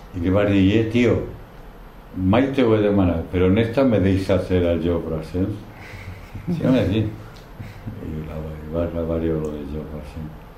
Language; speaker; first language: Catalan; non-native, local second language; Spanish